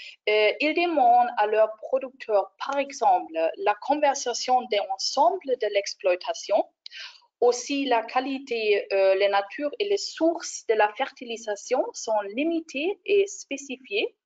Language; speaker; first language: French; non-native, fluent; German